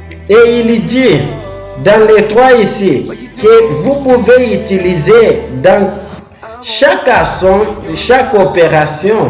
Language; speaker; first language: French; non-native, fluent; Portuguese